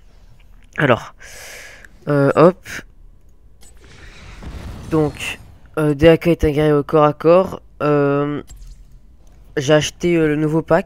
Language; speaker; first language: French; native; French